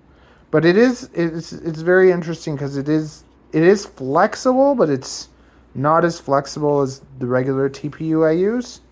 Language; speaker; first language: English; native; English